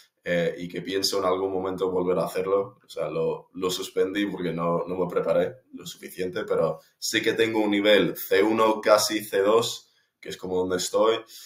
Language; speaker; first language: Spanish; non-native, fluent; English